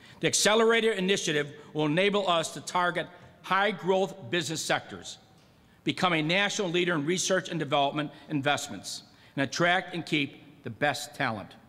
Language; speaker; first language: English; native; English